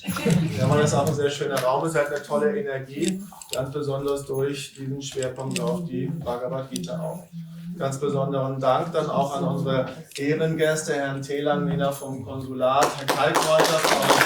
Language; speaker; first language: German; native; German